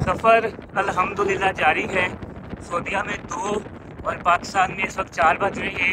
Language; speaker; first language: Urdu; non-native, local second language; Punjabi